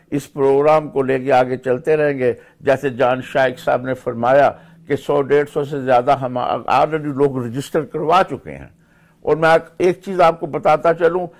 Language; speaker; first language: Urdu; native; Urdu